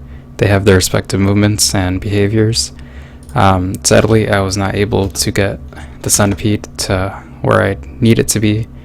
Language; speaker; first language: English; native; English